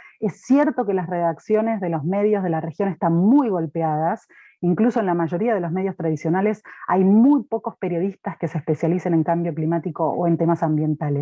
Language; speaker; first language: Spanish; native; Spanish